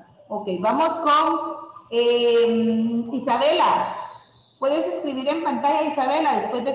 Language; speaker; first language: Spanish; native; Spanish